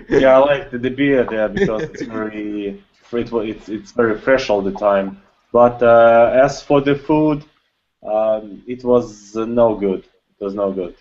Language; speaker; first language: English; non-native, learner; Russian